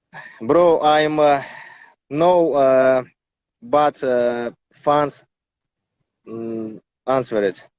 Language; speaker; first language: English; non-native, learner; Tajik